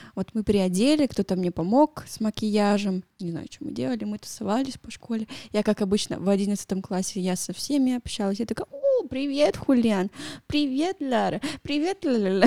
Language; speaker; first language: Russian; non-native, fluent; Spanish